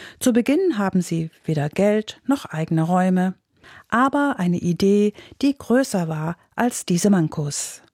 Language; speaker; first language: German; native; German